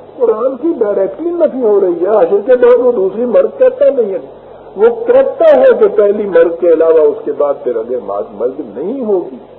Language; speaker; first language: Urdu; native; Urdu